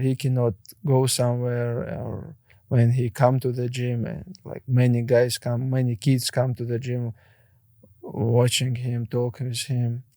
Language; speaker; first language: English; non-native, learner; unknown